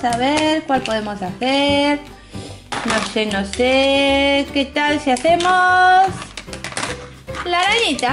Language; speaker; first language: Spanish; native; Spanish